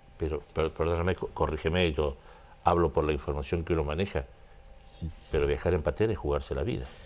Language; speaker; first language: Spanish; native; Spanish